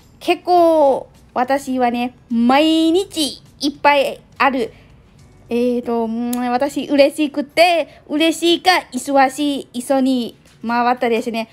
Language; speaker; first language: Japanese; non-native, learner; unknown